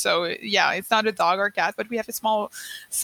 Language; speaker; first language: English; non-native, fluent; French